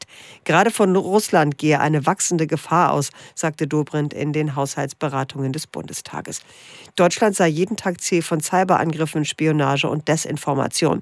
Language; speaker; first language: German; native; German